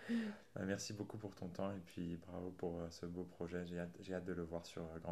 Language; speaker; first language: French; native; French